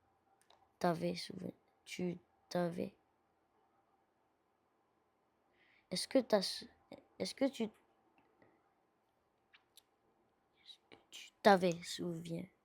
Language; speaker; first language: French; non-native, learner; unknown